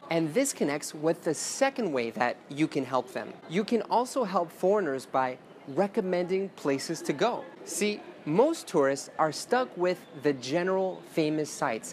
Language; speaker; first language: English; native; English